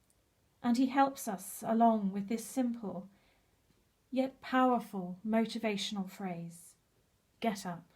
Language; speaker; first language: English; native; English